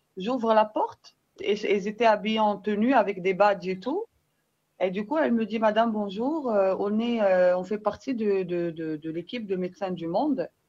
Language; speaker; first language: French; native; French